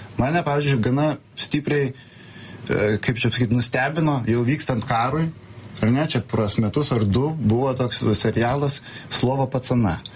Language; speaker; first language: Lithuanian; native; Lithuanian